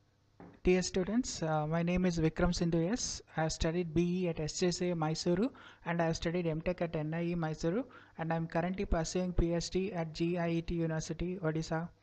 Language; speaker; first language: English; non-native, local second language; Kannada